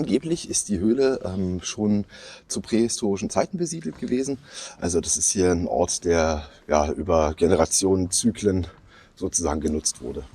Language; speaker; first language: German; native; German